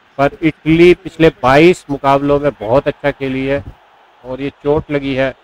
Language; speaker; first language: Hindi; native; Hindi